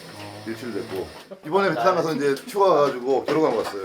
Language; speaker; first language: Korean; native; Korean